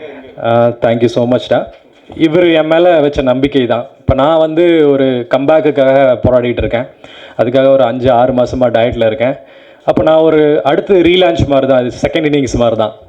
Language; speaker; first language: Tamil; native; Tamil